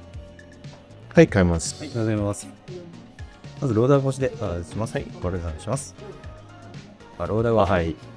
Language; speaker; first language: Japanese; non-native, learner; English